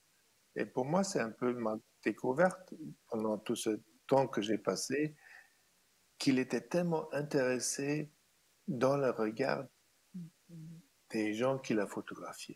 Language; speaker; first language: French; non-native, fluent; German